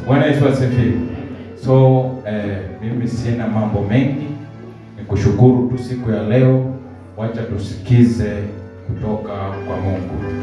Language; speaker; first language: Swahili; native; Swahili